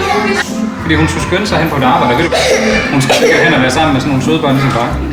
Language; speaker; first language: Danish; native; Danish